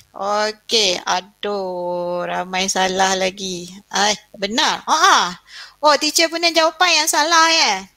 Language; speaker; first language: Malay; native; Malay